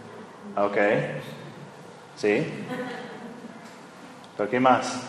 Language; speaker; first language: Spanish; non-native, fluent; English